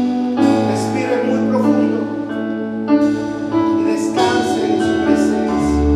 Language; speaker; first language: Spanish; native; Spanish